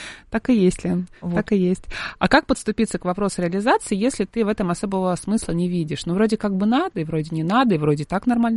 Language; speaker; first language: Russian; native; Russian